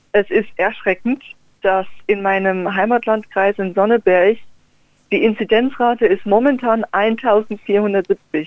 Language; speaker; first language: German; native; German